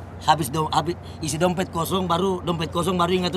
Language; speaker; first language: Indonesian; native; Indonesian